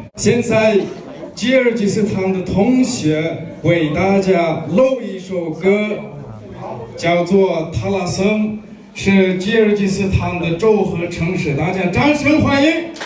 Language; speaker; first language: Chinese; non-native, learner; Kyrgyz